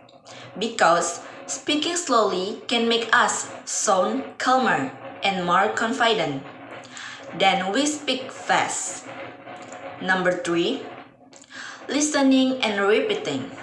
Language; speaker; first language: English; non-native, learner; Indonesian